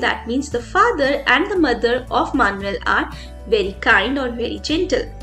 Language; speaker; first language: English; non-native, local second language; Hindi